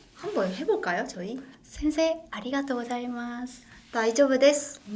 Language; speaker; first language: Korean; non-native, fluent; Japanese